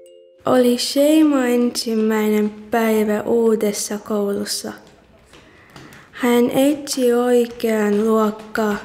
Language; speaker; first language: Finnish; non-native, learner; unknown